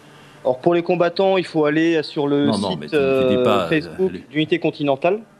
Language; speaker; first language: French; native; French